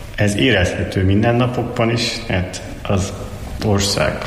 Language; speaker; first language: Hungarian; non-native, fluent; Turkish